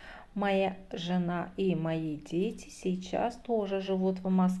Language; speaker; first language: Russian; non-native, fluent; Azerbaijani